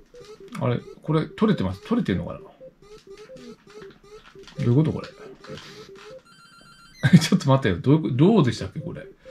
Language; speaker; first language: Japanese; native; Japanese